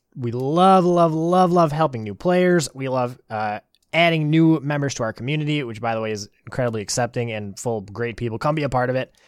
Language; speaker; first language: English; native; English